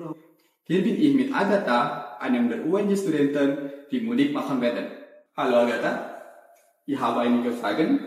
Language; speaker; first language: German; non-native, fluent; Indonesian